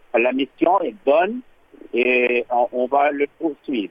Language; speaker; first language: French; non-native, learner; English